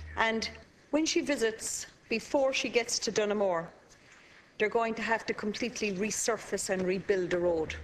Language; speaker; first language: English; native; English